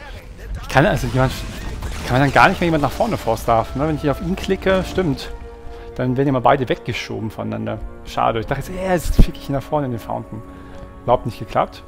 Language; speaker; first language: German; native; German